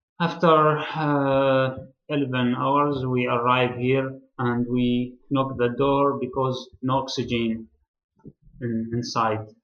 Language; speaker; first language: English; non-native, learner; Arabic